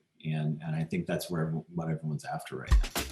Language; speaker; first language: English; native; English